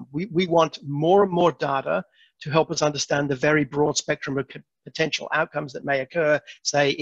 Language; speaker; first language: English; native; English